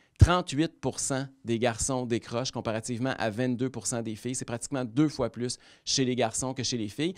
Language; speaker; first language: French; native; French